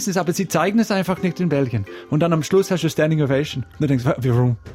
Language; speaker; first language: German; non-native, fluent; English